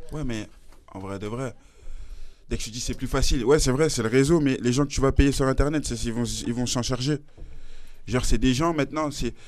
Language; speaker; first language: French; native; French